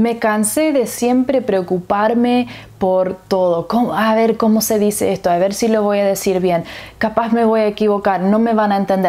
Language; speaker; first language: Spanish; early bilingual, heritage; English